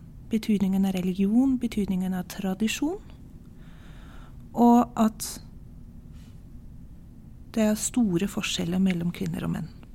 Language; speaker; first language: Norwegian; non-native, fluent; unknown